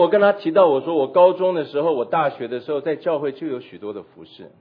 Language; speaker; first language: Chinese; native; Chinese